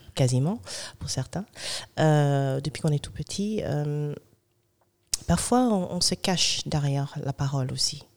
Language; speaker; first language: French; non-native, fluent; English